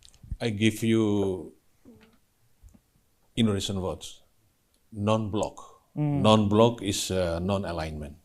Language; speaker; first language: English; non-native, learner; Indonesian